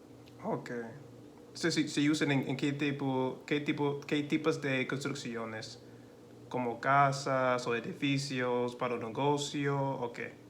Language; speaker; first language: Spanish; non-native, learner; English